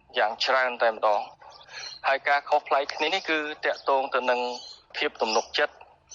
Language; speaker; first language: Khmer; native; Khmer